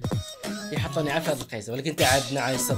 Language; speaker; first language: Arabic; native; Arabic